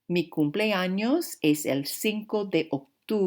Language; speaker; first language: Spanish; non-native, fluent; English